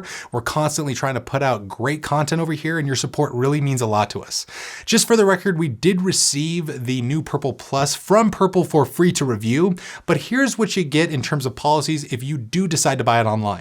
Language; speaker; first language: English; native; English